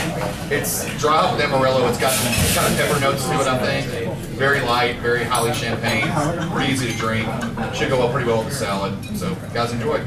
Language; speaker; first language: English; native; English